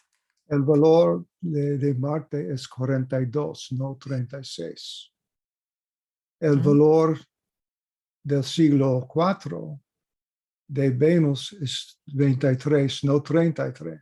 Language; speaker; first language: Spanish; non-native, fluent; English